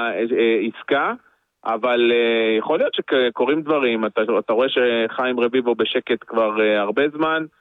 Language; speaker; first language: Hebrew; native; Hebrew